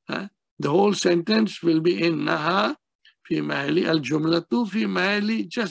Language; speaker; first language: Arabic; non-native, fluent; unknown